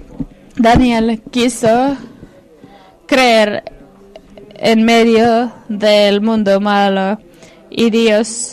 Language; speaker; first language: Spanish; non-native, fluent; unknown